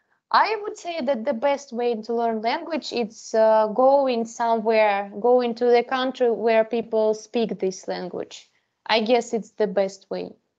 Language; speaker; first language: English; non-native, fluent; Russian